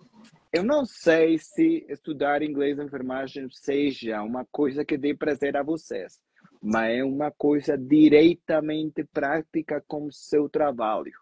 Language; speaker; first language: Portuguese; non-native, fluent; Spanish